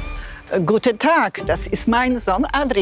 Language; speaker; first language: German; non-native, fluent; Polish